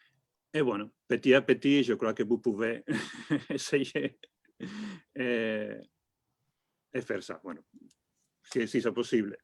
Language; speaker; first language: French; non-native, fluent; Spanish